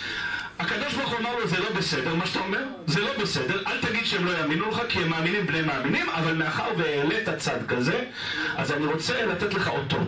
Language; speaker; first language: Hebrew; native; Hebrew